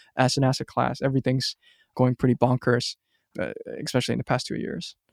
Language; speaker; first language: English; non-native, local second language; Cantonese